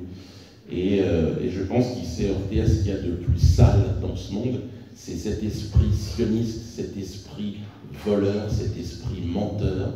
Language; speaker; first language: French; native; French